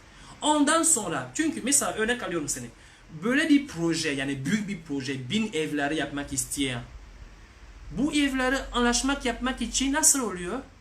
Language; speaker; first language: Turkish; non-native, learner; French